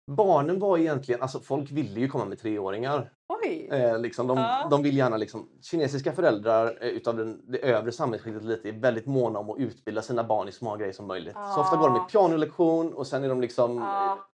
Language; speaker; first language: Swedish; native; Swedish